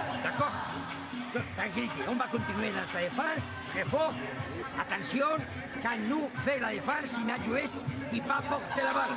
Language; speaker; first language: French; non-native, learner; Spanish